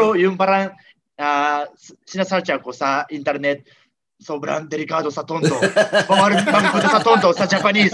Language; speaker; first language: Filipino; non-native, learner; Japanese